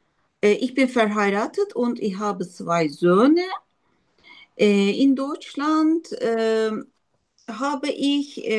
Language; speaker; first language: German; non-native, learner; Turkish